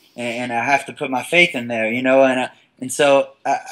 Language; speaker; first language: English; native; English